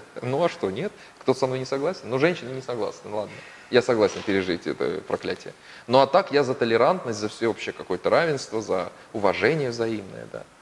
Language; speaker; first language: Russian; native; Russian